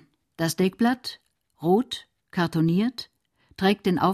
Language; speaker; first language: German; native; German